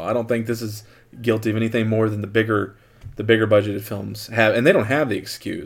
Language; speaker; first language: English; native; English